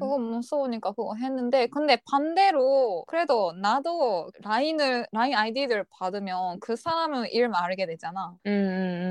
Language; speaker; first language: Korean; non-native, fluent; Japanese